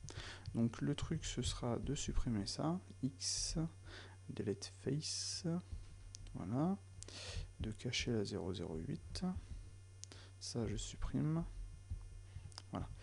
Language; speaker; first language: French; native; French